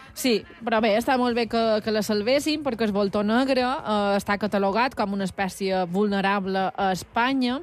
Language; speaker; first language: Catalan; native; Catalan